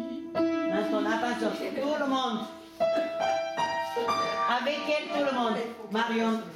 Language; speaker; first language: French; non-native, fluent; Armenian